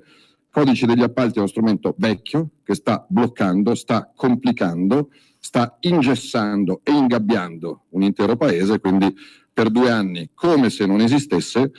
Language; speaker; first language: Italian; native; Italian